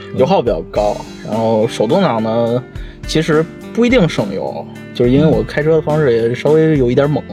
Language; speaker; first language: Chinese; native; Chinese